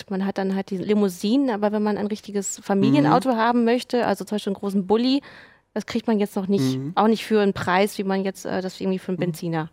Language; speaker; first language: German; native; German